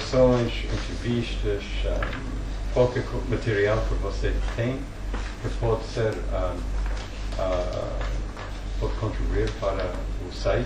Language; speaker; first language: Portuguese; non-native, fluent; English